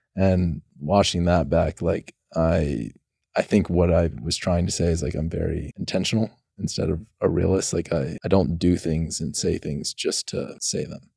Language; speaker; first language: English; native; English